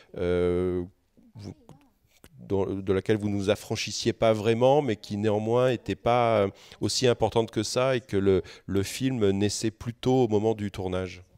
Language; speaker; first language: French; native; French